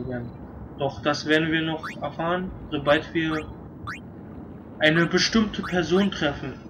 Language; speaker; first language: German; native; German